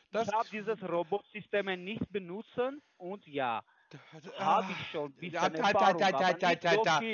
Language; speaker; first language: German; non-native, learner; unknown